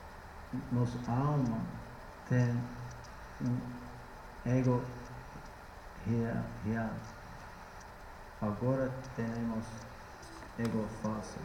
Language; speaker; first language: Portuguese; non-native, learner; English